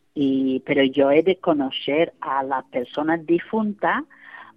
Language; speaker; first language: Catalan; non-native, fluent; English